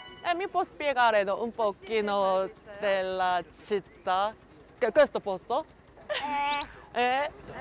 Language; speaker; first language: Italian; non-native, learner; Korean